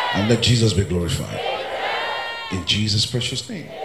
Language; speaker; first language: English; non-native, local second language; Yoruba